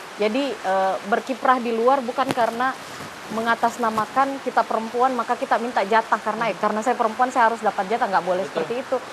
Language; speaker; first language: Indonesian; native; Indonesian